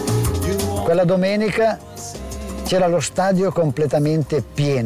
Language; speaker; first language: Italian; native; Italian